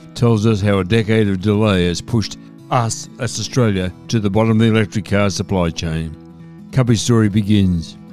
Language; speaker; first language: English; native; English